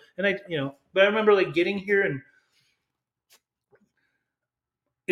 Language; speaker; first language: English; early bilingual, other home language; German